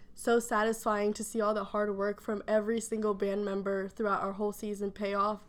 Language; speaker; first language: English; early bilingual, other home language; Spanish